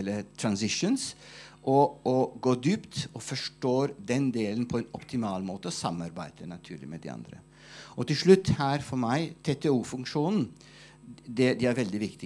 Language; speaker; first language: Norwegian; non-native, fluent; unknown